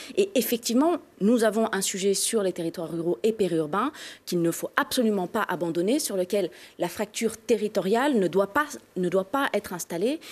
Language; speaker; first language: French; native; French